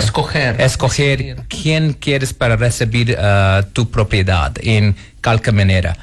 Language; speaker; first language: Spanish; non-native, learner; Portuguese